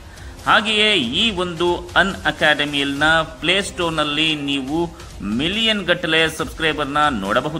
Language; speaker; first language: Kannada; native; Kannada